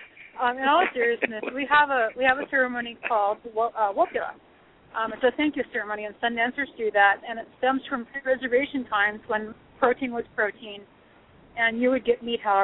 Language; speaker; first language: English; early bilingual, other home language; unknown